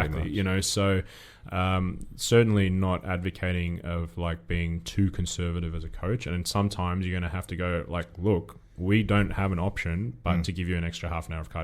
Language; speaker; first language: English; native; English